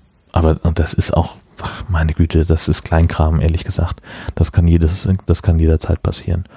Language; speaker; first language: German; native; German